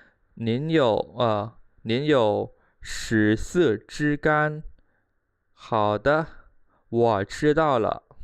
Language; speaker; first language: Chinese; non-native, fluent; Khmer